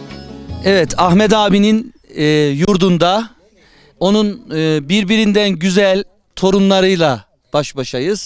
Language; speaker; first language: Turkish; native; Turkish